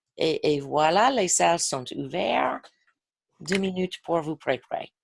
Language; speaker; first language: French; non-native, fluent; English